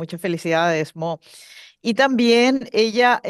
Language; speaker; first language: Spanish; native; Spanish